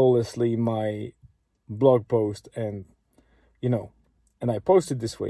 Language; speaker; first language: English; non-native, fluent; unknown